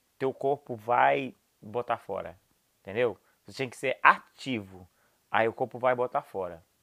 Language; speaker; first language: Portuguese; non-native, fluent; English